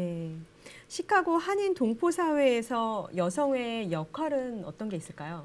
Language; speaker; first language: Korean; native; Korean